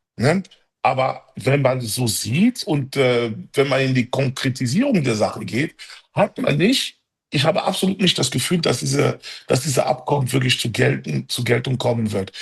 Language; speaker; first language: German; early bilingual, other home language; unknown